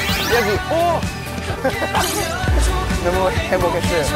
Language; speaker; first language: Korean; non-native, fluent; Thai